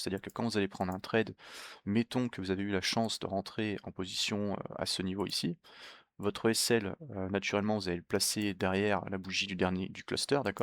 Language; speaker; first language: French; native; French